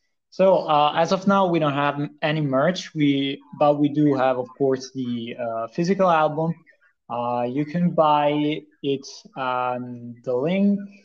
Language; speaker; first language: English; non-native, fluent; Italian